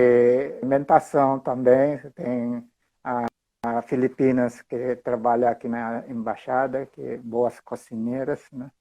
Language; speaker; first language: Portuguese; non-native, fluent; Filipino